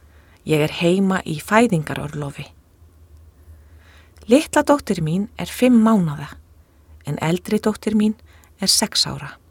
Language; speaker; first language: Icelandic; non-native, learner; Ukrainian